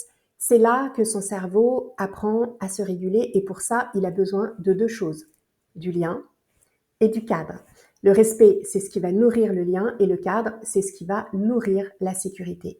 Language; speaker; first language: French; native; French